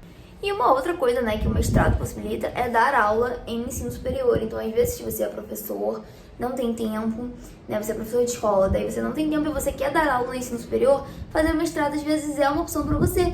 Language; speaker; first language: Portuguese; native; Portuguese